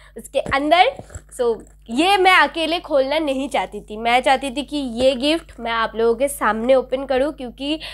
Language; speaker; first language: Hindi; non-native, local second language; Bangla